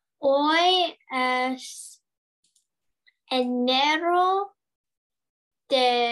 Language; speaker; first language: Spanish; non-native, learner; English